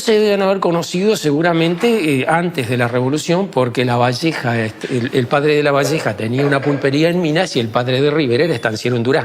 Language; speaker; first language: Spanish; native; Spanish